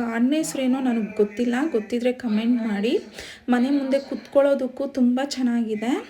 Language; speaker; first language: Kannada; non-native, local second language; Telugu